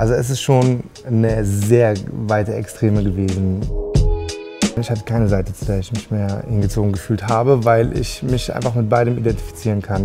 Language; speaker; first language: German; early bilingual, other home language; Turkish